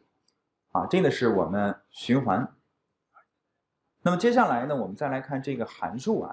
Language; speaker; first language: Chinese; native; Chinese